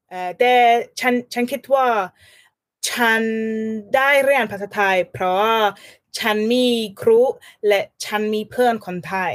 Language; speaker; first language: Thai; non-native, learner; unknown